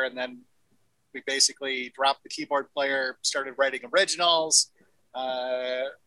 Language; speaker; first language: English; native; English